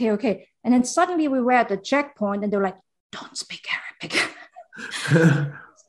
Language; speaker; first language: English; non-native, fluent; German